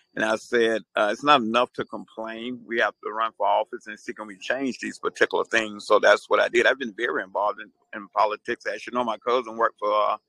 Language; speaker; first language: English; native; English